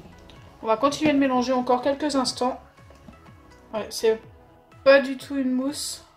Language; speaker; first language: French; native; French